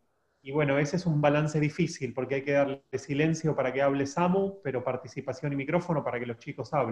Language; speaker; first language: Spanish; native; Spanish